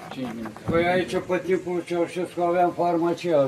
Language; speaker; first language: Romanian; non-native, local second language; Turkish